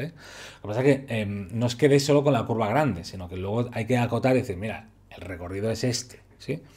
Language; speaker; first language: Spanish; native; Spanish